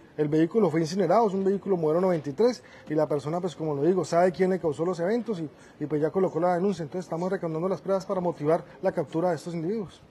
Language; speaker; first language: Spanish; native; Spanish